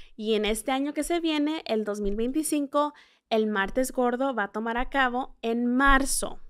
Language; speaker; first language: Spanish; early bilingual, heritage; Spanish